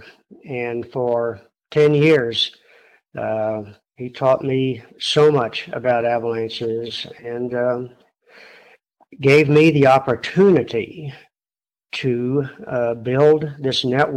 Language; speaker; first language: English; native; English